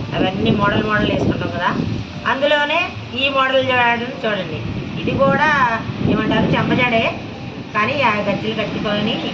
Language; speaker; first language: Telugu; non-native, local second language; Lambadi